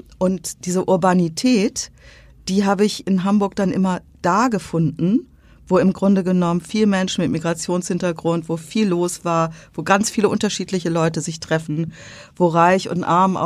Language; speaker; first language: German; native; German